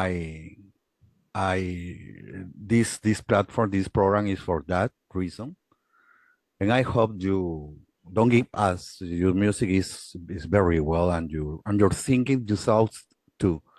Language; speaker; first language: English; non-native, learner; Spanish